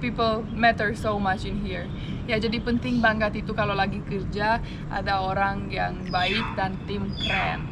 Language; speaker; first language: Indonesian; non-native, fluent; Romanian